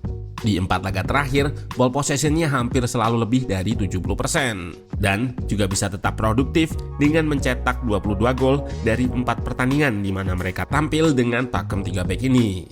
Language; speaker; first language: Indonesian; native; Indonesian